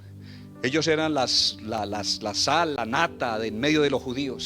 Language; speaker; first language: Spanish; native; Spanish